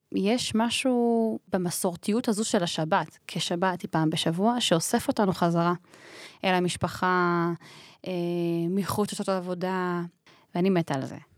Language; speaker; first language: Hebrew; native; Hebrew